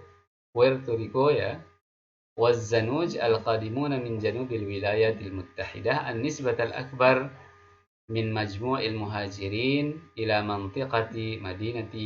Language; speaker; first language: Arabic; non-native, fluent; Indonesian